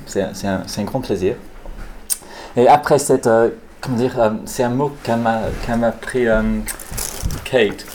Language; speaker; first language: French; non-native, fluent; English